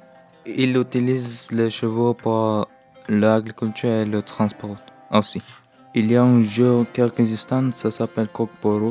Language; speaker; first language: French; non-native, learner; Turkish